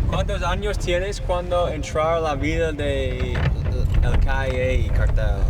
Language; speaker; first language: Spanish; non-native, learner; English